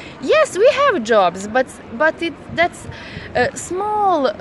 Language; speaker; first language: English; non-native, learner; Bosnian